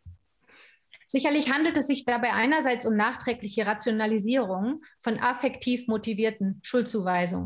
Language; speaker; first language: German; native; German